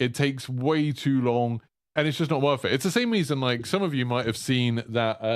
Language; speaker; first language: English; native; English